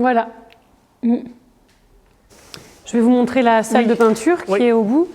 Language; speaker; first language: French; native; French